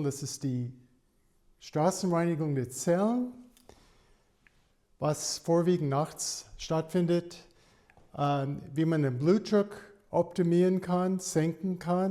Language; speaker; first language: German; non-native, fluent; English